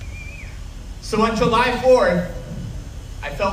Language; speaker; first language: English; native; English